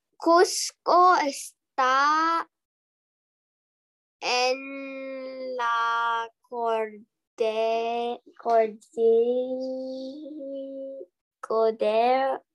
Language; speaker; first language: Spanish; non-native, learner; English